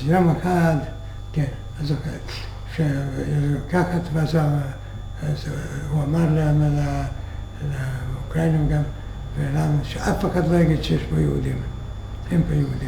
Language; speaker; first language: Hebrew; non-native, fluent; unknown